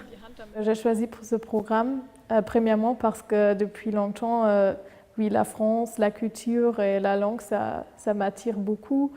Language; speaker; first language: French; non-native, fluent; German